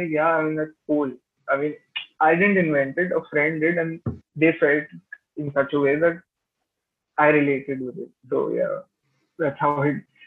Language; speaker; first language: English; non-native, local second language; Hindi